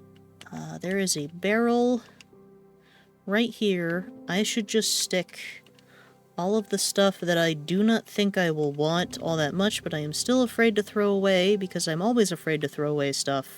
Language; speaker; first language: English; native; English